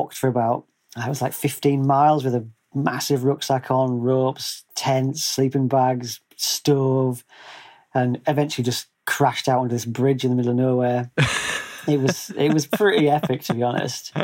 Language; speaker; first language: English; native; English